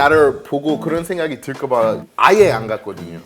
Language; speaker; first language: Korean; non-native, fluent; English